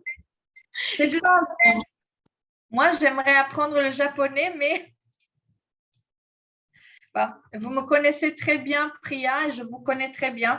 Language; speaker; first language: French; non-native, fluent; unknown